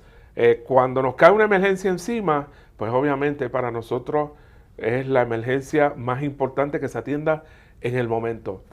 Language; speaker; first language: Spanish; native; Spanish